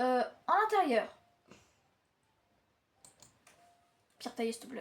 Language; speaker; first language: French; native; French